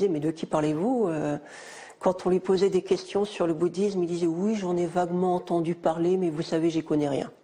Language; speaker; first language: French; native; French